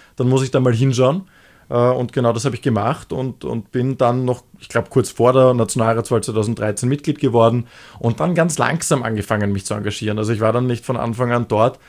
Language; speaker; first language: German; native; German